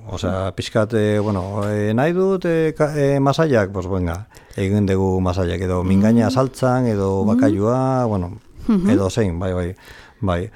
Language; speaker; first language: Basque; non-native, local second language; Spanish